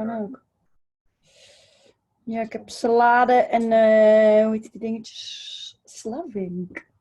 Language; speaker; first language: Dutch; non-native, learner; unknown